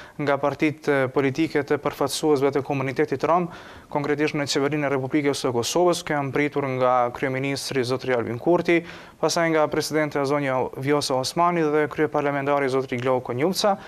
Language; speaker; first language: Albanian; non-native, local second language; Romany